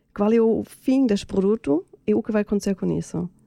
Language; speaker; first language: Portuguese; non-native, fluent; German